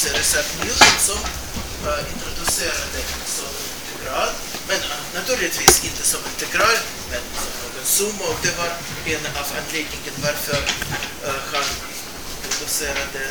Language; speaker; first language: Swedish; non-native, fluent; Russian